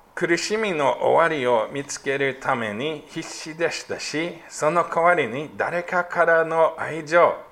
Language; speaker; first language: Japanese; non-native, fluent; English